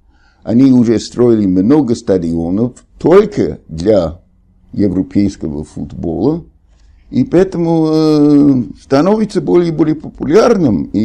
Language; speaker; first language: Russian; non-native, fluent; English